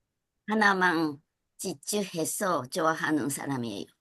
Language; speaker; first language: Korean; non-native, learner; Japanese